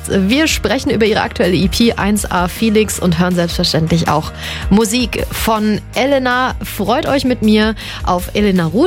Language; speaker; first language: German; native; German